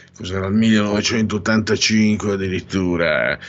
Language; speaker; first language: Italian; non-native, local second language; Friulian